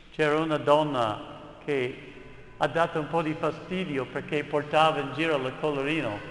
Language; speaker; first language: Italian; non-native, fluent; English